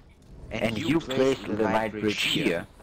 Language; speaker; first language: English; non-native, learner; German